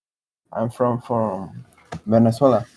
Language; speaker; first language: English; non-native, learner; Spanish